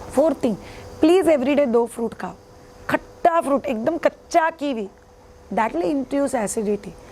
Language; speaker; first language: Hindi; non-native, local second language; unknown